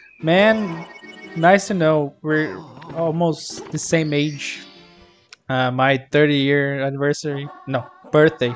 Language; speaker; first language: English; non-native, fluent; Portuguese